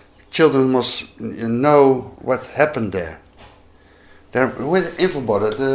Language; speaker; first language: English; non-native, learner; Dutch